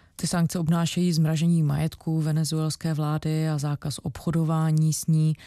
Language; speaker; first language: Czech; native; Czech